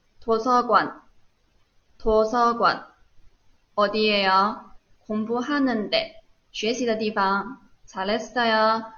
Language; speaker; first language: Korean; non-native, fluent; Chinese